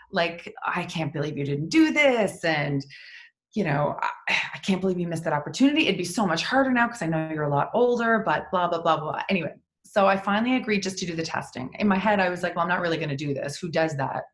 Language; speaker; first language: English; native; English